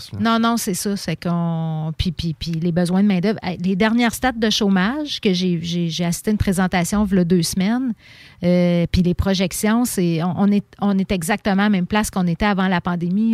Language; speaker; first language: French; native; French